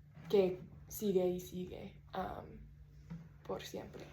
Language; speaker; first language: Spanish; non-native, learner; English